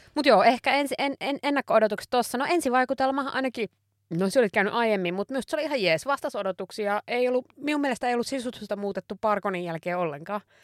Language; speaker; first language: Finnish; native; Finnish